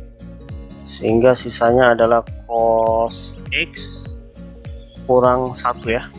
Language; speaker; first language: Indonesian; native; Indonesian